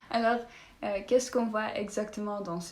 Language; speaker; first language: French; non-native, learner; Dutch